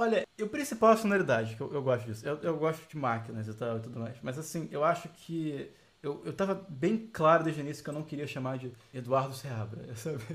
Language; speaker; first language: Portuguese; native; Portuguese